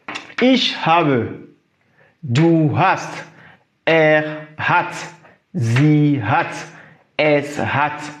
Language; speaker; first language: German; non-native, fluent; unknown